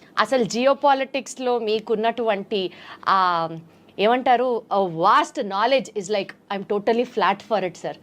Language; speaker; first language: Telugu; native; Telugu